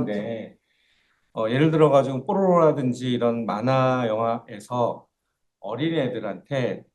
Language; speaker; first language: Korean; native; Korean